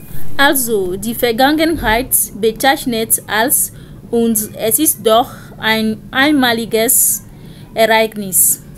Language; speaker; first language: German; non-native, fluent; French